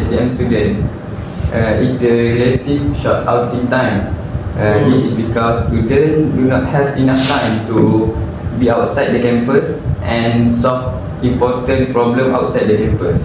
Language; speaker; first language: English; non-native, learner; Malay